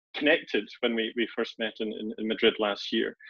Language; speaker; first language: English; native; English